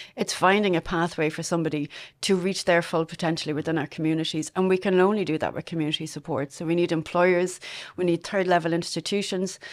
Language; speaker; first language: English; native; English